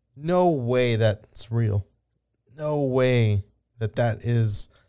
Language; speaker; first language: English; native; English